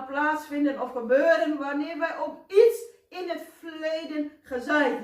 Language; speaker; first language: Dutch; non-native, fluent; Indonesian